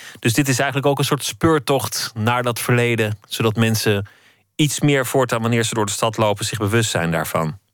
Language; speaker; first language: Dutch; native; Dutch